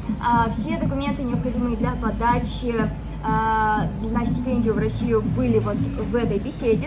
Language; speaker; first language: Russian; native; Russian